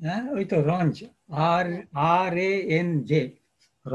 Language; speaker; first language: Japanese; non-native, fluent; Bangla